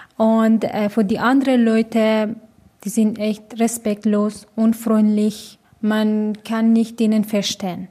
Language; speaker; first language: German; non-native, learner; Persian